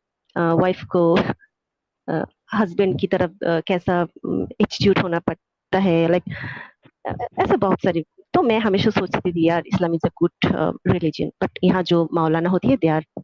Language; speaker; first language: Hindi; non-native, fluent; Bangla